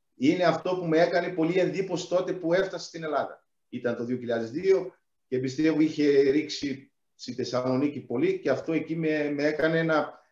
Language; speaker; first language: Greek; non-native, fluent; Portuguese